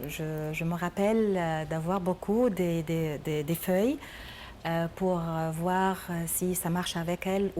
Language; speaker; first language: French; non-native, learner; Arabic